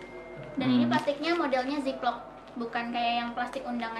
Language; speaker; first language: Indonesian; native; Indonesian